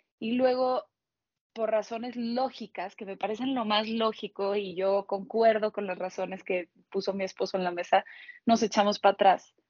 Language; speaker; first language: Spanish; native; Spanish